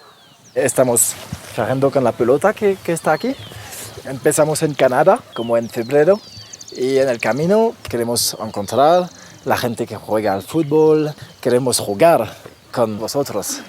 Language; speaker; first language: Spanish; non-native, learner; French